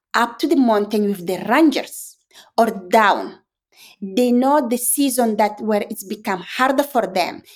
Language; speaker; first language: English; non-native, fluent; Fula